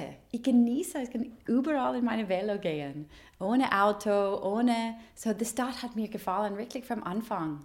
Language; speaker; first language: German; non-native, learner; English